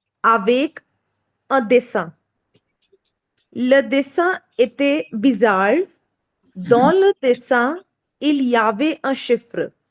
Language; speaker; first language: French; non-native, learner; Hindi